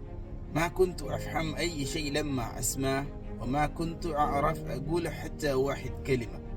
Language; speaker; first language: Arabic; non-native, learner; Malayalam